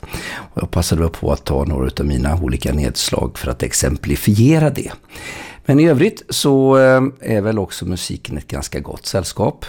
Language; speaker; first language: Swedish; native; Swedish